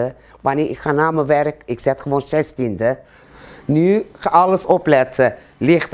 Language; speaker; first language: Dutch; non-native, learner; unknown